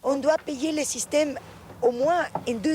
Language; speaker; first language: French; non-native, fluent; Spanish